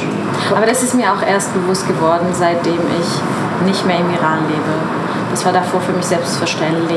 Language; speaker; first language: German; non-native, fluent; Persian